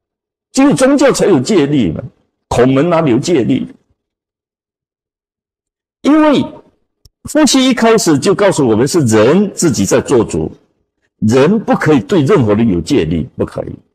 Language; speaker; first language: Chinese; native; Chinese